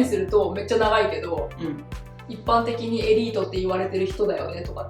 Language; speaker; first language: Japanese; native; Japanese